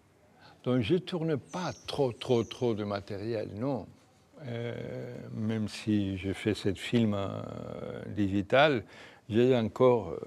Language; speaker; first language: French; non-native, fluent; Spanish